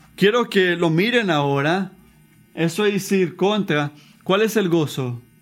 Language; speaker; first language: Spanish; non-native, fluent; English